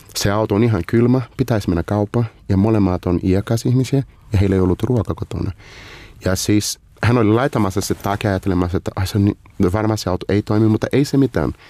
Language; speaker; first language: Finnish; non-native, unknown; Portuguese